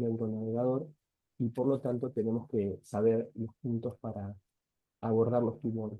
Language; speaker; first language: Spanish; native; Spanish